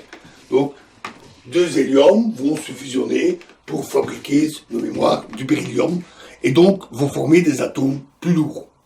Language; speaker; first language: French; native; French